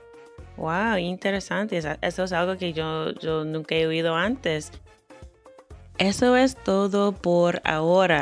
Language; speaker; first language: Spanish; non-native, fluent; English